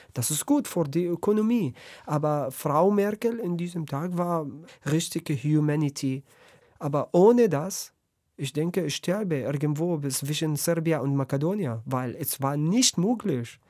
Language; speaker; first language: German; non-native, learner; Arabic